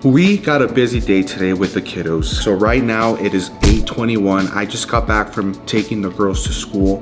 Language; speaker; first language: English; early bilingual, other home language; Spanish